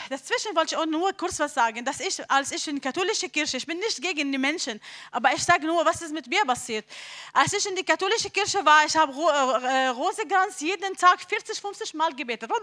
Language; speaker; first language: German; non-native, learner; Arabic